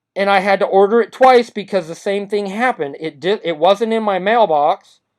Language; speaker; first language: English; native; English